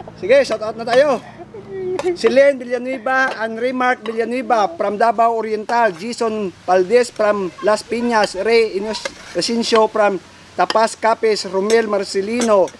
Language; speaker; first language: Filipino; non-native, local second language; Hiligaynon